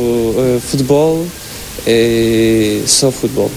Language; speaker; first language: Portuguese; non-native, learner; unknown